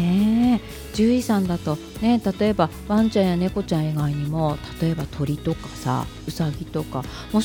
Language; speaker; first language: Japanese; native; Japanese